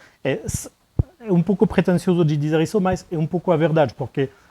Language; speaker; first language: Portuguese; non-native, fluent; French